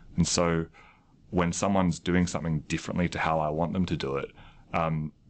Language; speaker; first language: English; native; English